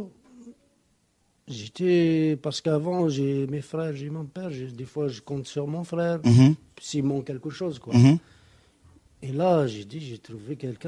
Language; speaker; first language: French; non-native, local second language; Kabyle